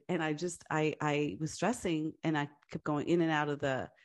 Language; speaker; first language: English; early bilingual, other home language; Spanish